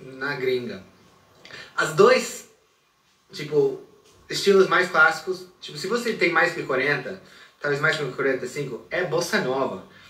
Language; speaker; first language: Portuguese; non-native, fluent; English